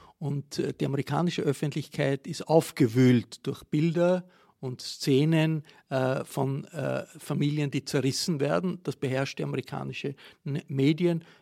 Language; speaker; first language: German; native; German